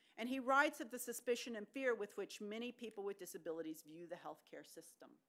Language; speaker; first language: English; native; English